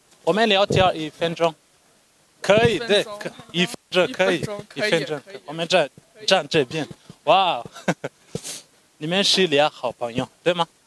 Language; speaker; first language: Chinese; non-native, learner; Kinyarwanda